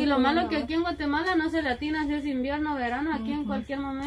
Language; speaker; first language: Spanish; native; Spanish